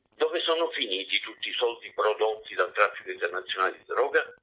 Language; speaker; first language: Italian; native; Italian